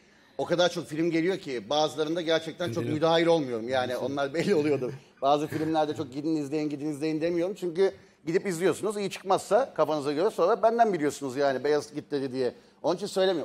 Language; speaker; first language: Turkish; native; Turkish